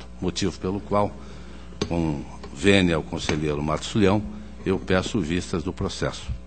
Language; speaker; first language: Portuguese; native; Portuguese